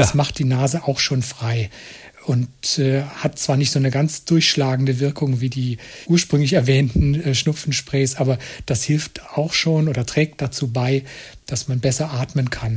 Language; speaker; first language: German; native; German